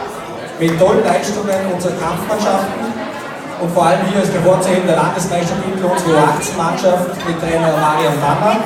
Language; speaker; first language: German; native; German